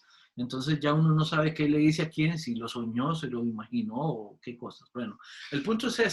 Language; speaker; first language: Spanish; native; Spanish